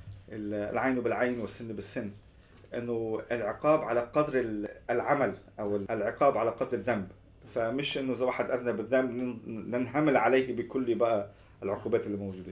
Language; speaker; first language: Arabic; native; Arabic